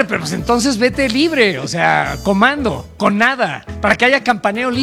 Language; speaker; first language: Spanish; native; Spanish